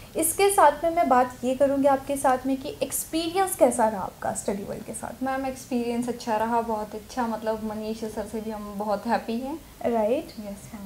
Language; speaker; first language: Hindi; native; Hindi